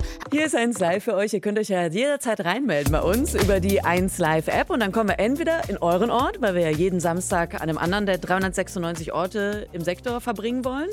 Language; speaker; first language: German; native; German